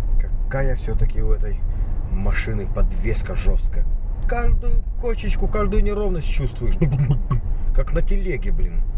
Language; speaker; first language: Russian; native; Russian